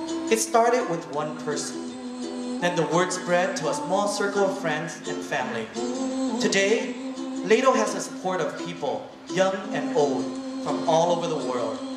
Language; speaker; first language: English; early bilingual, other home language; Vietnamese